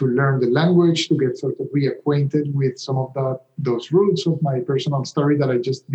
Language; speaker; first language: English; non-native, fluent; Spanish